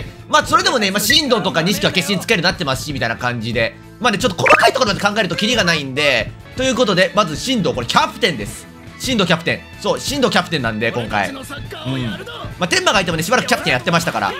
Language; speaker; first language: Japanese; native; Japanese